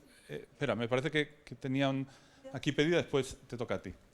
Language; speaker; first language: Spanish; native; Spanish